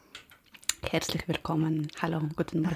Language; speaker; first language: German; non-native, learner; Ukrainian